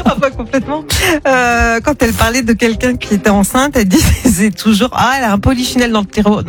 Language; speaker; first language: French; native; French